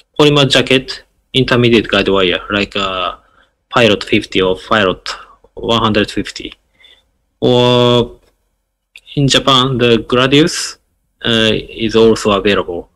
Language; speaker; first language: English; non-native, learner; Japanese